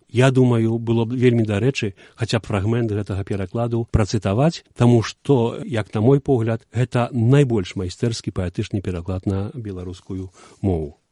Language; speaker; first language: Belarusian; native; Belarusian